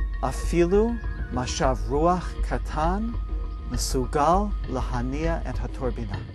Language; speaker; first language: Hebrew; non-native, fluent; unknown